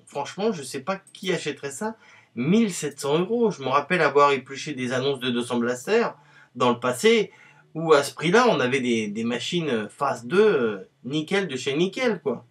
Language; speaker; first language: French; native; French